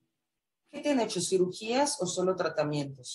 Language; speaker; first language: Spanish; native; Spanish